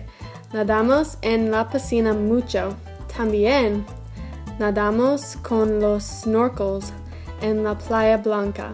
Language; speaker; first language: Spanish; non-native, learner; English